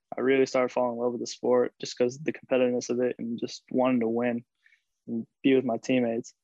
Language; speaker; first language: English; native; English